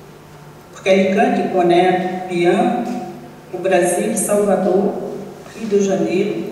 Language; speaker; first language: French; non-native, learner; Portuguese